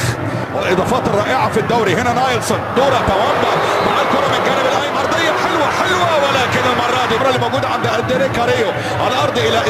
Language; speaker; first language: Arabic; native; Arabic